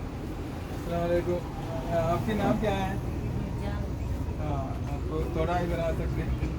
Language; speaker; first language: Hindi; non-native, local second language; Malayalam